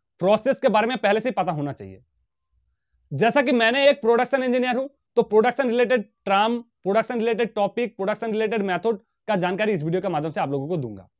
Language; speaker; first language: Hindi; non-native, local second language; Bangla